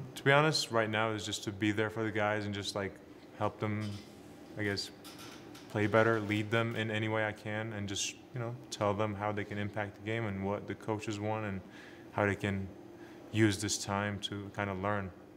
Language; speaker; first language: English; non-native, fluent; Turkish